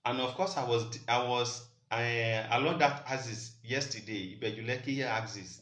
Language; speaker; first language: English; non-native, local second language; Yoruba